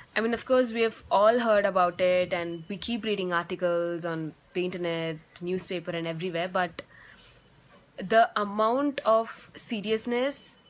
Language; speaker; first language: English; non-native, local second language; Tamil